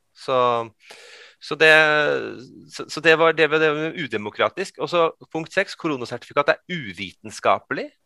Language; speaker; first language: Norwegian; early bilingual, other home language; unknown